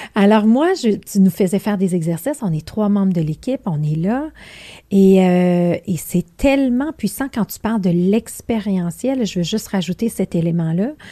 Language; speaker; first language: French; native; French